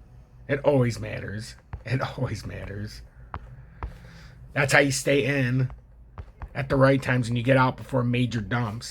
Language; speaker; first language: English; native; English